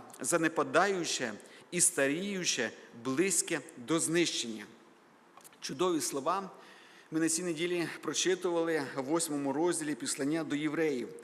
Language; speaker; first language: Ukrainian; native; Ukrainian